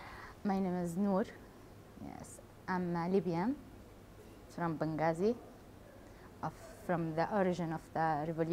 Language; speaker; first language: English; non-native, learner; Arabic